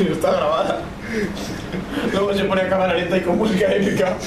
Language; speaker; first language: Spanish; native; Spanish